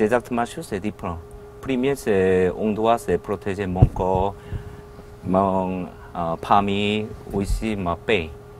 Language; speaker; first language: French; non-native, learner; Korean